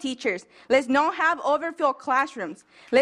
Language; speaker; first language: English; non-native, fluent; Spanish